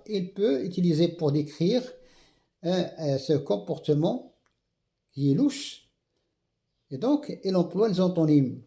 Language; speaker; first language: French; non-native, local second language; Arabic